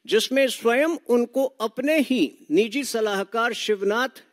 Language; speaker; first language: Hindi; native; Hindi